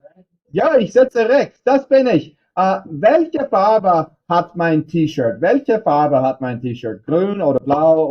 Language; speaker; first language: German; non-native, fluent; English